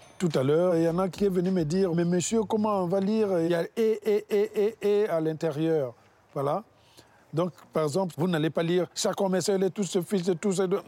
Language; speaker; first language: French; non-native, local second language; Bembe